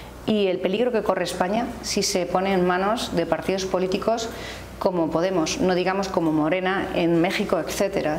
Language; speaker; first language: Spanish; native; Spanish